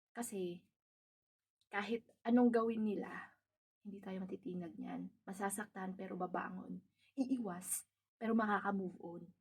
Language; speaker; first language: Filipino; non-native, local second language; Cebuano